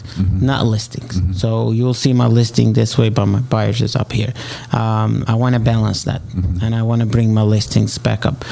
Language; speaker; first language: English; non-native, fluent; Arabic